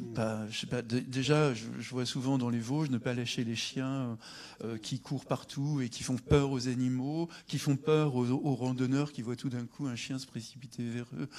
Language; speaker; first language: French; native; French